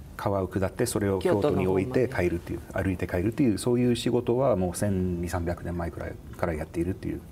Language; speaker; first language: Japanese; non-native, fluent; English